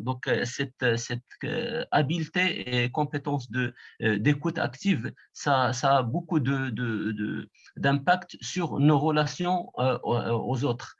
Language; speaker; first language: French; non-native, local second language; Arabic